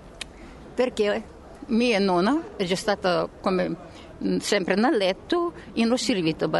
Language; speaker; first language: Italian; non-native, learner; Ukrainian